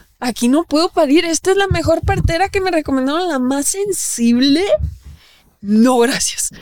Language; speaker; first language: Spanish; native; Spanish